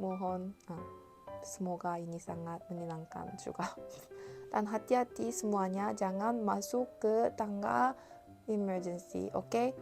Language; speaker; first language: Indonesian; non-native, learner; Korean